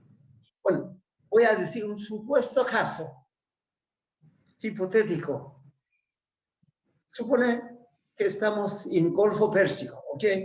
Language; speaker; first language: Spanish; non-native, learner; Persian